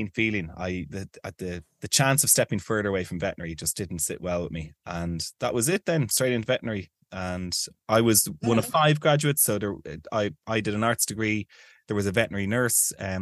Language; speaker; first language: English; native; English